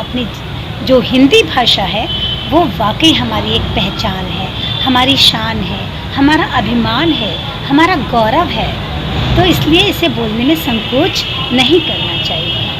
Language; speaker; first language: Hindi; native; Hindi